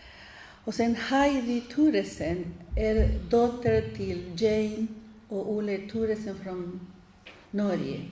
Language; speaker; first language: Swedish; non-native, fluent; Spanish